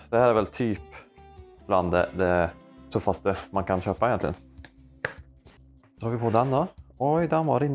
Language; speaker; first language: Swedish; native; Swedish